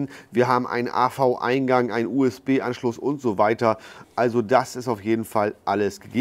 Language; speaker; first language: German; native; German